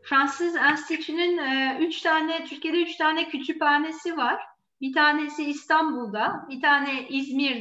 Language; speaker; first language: Turkish; non-native, fluent; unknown